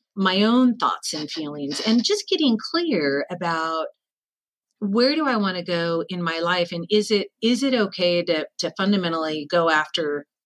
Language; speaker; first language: English; native; English